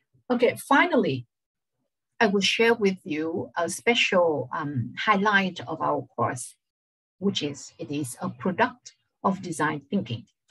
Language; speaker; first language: English; non-native, fluent; Vietnamese